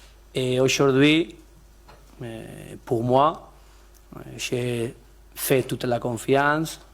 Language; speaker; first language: French; non-native, learner; Spanish